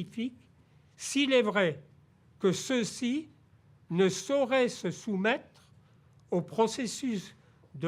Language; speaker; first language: French; native; French